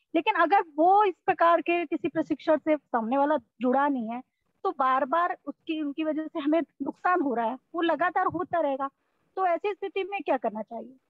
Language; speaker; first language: Hindi; native; Hindi